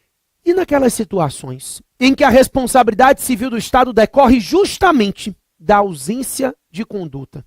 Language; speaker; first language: Portuguese; native; Portuguese